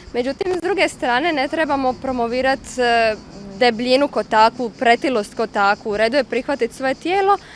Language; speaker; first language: Croatian; native; Croatian